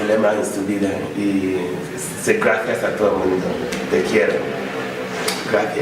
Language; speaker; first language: Spanish; non-native, fluent; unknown